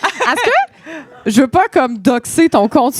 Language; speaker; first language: French; native; French